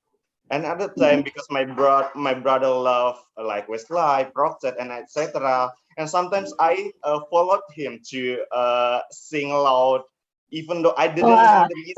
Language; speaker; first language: English; non-native, learner; Indonesian